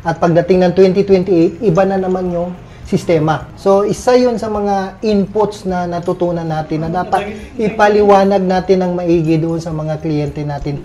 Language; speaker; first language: Filipino; non-native, local second language; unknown